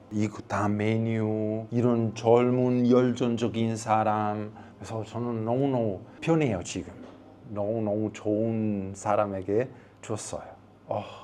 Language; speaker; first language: Korean; non-native, learner; Italian